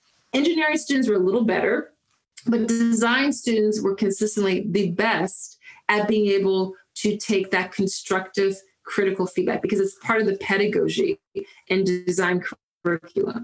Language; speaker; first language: English; native; English